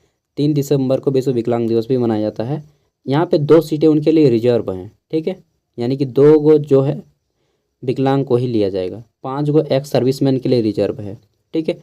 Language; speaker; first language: Hindi; native; Hindi